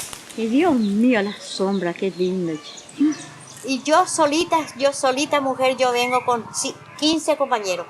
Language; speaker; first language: Spanish; non-native, local second language; Guarani